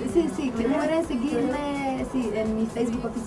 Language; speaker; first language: Spanish; non-native, learner; Romanian